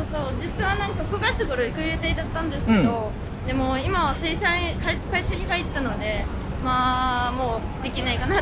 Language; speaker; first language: Japanese; non-native, fluent; Russian